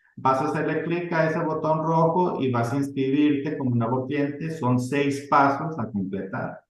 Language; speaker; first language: Spanish; early bilingual, heritage; Spanish